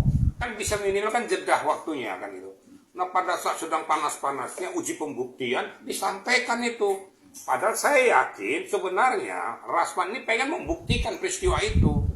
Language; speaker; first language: Indonesian; native; Indonesian